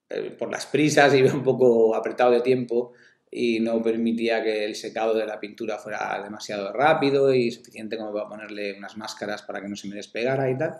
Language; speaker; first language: Spanish; native; Spanish